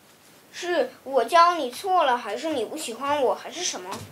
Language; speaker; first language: Chinese; early bilingual, other home language; Russian